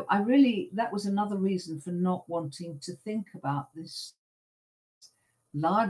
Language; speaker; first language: English; native; English